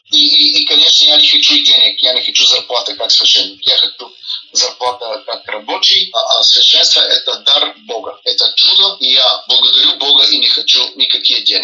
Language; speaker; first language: Russian; non-native, learner; Bulgarian